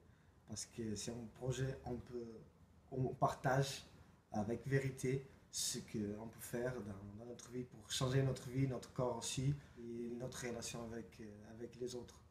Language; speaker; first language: French; non-native, fluent; Spanish